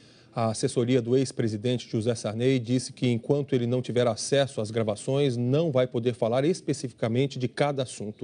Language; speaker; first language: Portuguese; native; Portuguese